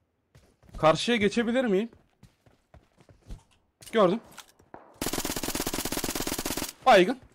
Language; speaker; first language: Turkish; native; Turkish